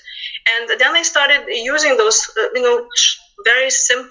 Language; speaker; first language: English; non-native, fluent; Lithuanian